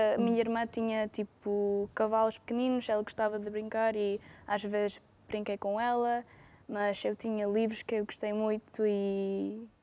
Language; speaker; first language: Portuguese; non-native, fluent; English